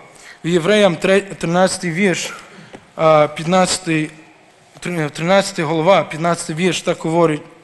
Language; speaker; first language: Ukrainian; early bilingual, heritage; Ukrainian